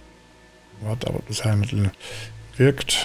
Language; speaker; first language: German; native; German